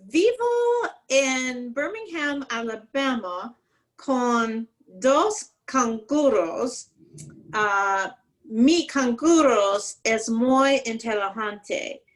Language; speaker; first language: Spanish; non-native, learner; English